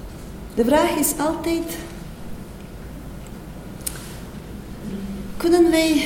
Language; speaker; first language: Dutch; non-native, fluent; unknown